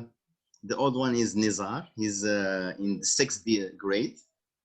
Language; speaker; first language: English; non-native, fluent; Arabic